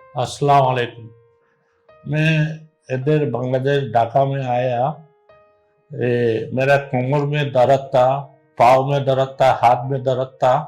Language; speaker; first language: Hindi; non-native, learner; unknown